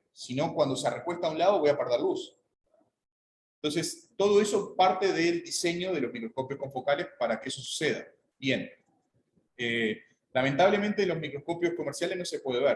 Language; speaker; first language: Spanish; native; Spanish